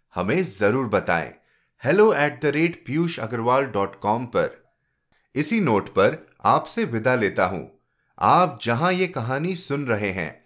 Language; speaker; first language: Hindi; native; Hindi